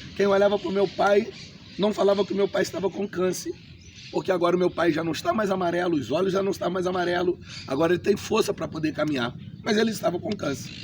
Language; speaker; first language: Portuguese; native; Portuguese